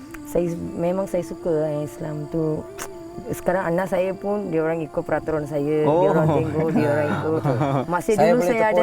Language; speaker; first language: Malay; non-native, local second language; Tamil